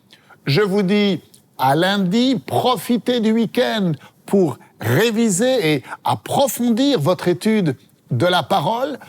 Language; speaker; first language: French; native; French